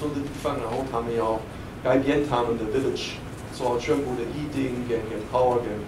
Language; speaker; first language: Chinese; non-native, fluent; German